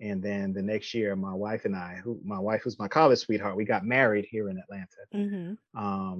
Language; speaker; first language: English; native; English